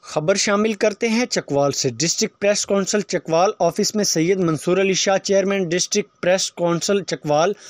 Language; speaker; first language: Urdu; non-native, local second language; Punjabi